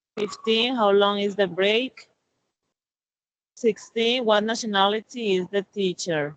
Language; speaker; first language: English; non-native, learner; Spanish